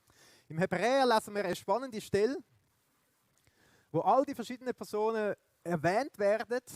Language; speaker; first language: German; native; German